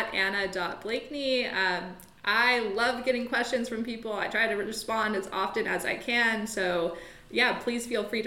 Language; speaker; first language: English; native; English